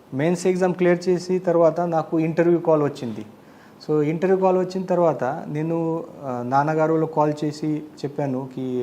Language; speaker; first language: Telugu; non-native, learner; Marathi